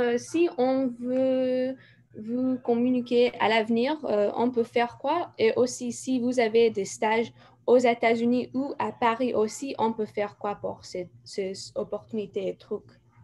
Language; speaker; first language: French; non-native, fluent; English